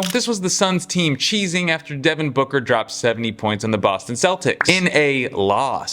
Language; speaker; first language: English; native; English